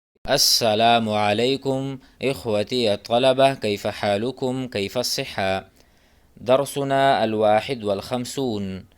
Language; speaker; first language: Arabic; non-native, fluent; Urdu